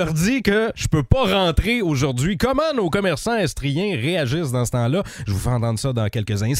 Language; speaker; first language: French; native; French